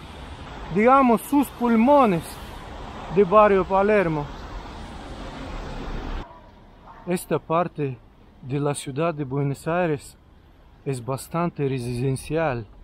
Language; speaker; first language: Spanish; non-native, fluent; Russian